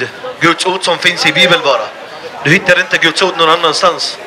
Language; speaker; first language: Swedish; non-native, fluent; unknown